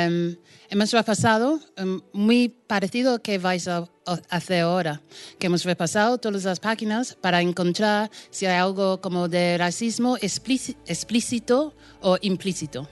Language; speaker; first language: Spanish; non-native, fluent; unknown